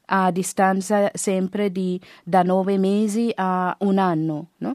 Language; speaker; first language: Italian; non-native, fluent; Garo